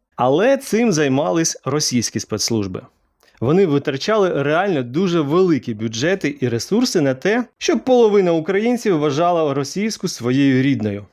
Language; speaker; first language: Ukrainian; non-native, local second language; Russian